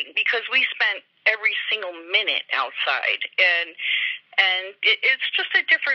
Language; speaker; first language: English; native; English